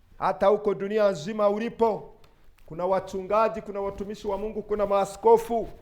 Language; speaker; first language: Swahili; non-native, local second language; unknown